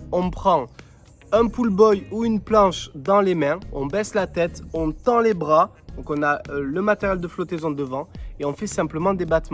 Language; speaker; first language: French; native; French